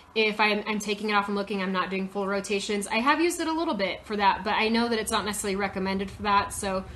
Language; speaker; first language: English; native; English